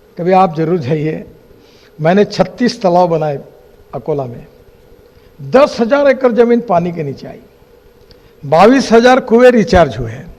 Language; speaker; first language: Hindi; non-native, local second language; Marathi